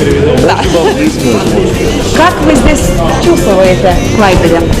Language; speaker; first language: Russian; non-native, learner; Lithuanian